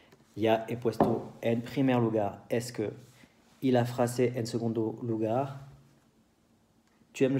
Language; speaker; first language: Spanish; non-native, fluent; French